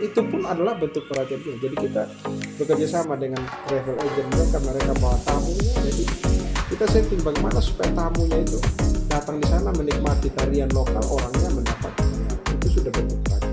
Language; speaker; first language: Indonesian; non-native, local second language; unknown